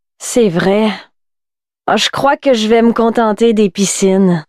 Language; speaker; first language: French; native; French